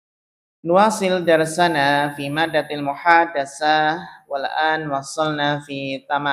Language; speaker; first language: Arabic; non-native, fluent; Indonesian